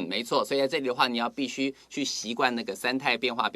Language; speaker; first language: Chinese; native; Chinese